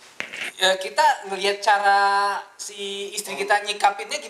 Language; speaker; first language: Indonesian; native; Indonesian